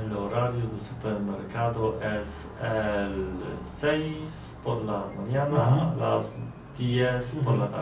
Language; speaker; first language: Spanish; non-native, learner; Polish